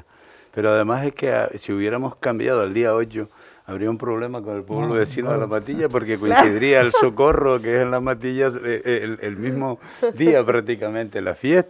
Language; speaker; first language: Spanish; native; Spanish